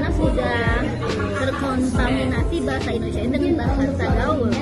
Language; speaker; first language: Indonesian; non-native, local second language; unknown